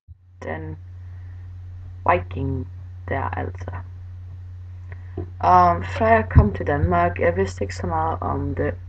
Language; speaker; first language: Danish; non-native, learner; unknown